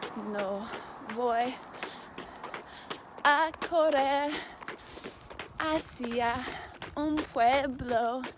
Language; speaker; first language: Spanish; non-native, learner; English